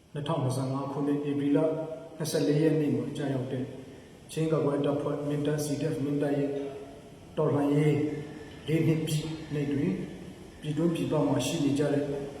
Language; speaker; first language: Burmese; non-native, local second language; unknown